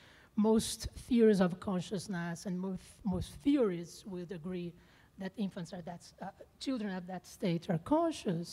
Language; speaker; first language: English; non-native, fluent; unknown